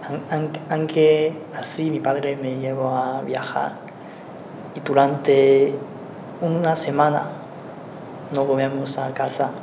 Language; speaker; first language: Spanish; non-native, learner; Chinese